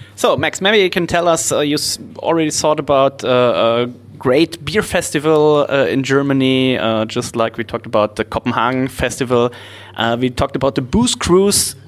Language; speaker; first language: English; non-native, fluent; German